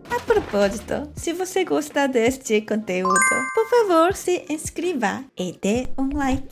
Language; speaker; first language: Portuguese; non-native, fluent; Korean